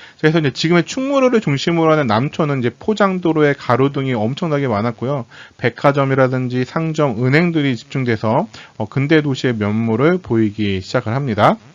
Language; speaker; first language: Korean; native; Korean